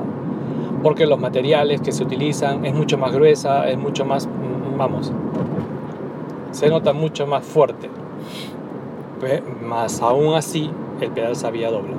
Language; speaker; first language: Spanish; native; Spanish